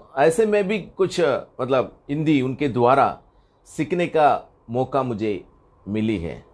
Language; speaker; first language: Hindi; non-native, local second language; Tamil